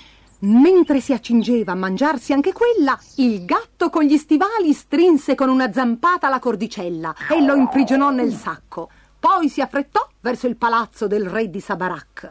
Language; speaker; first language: Italian; native; Italian